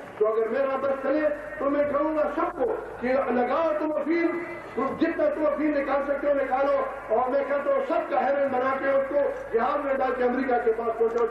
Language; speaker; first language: Urdu; non-native, local second language; Pashto